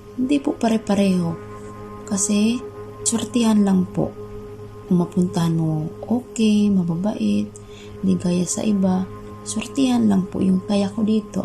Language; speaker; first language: Filipino; non-native, local second language; Bikol